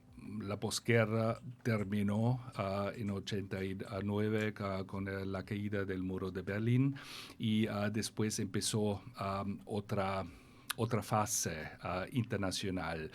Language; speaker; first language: Spanish; non-native, fluent; German